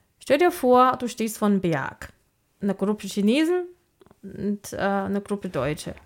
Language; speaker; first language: German; non-native, fluent; Chinese